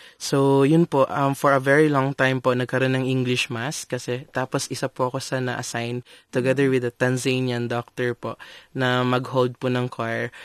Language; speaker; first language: Filipino; non-native, local second language; Cebuano